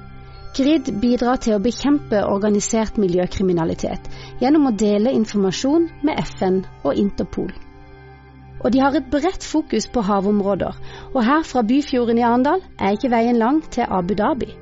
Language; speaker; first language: Norwegian; native; Norwegian